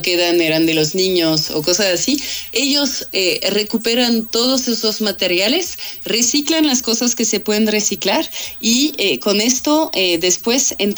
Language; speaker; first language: Spanish; non-native, fluent; French